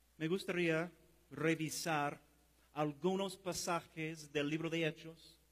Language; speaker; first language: Spanish; non-native, fluent; English